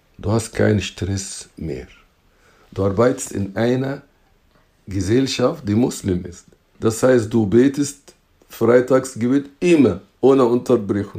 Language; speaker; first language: German; non-native, fluent; Arabic